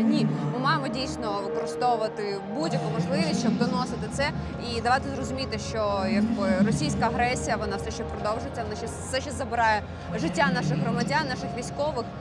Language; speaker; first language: Ukrainian; native; Ukrainian